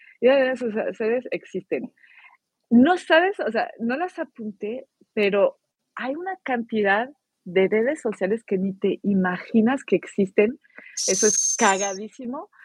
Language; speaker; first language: Spanish; non-native, fluent; French